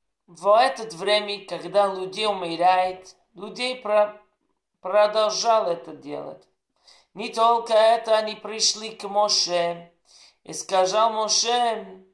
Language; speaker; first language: Russian; non-native, learner; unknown